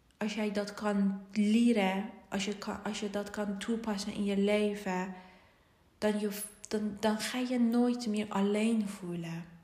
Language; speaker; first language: Dutch; non-native, fluent; Persian